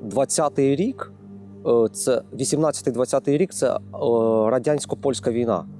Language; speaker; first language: Ukrainian; native; Ukrainian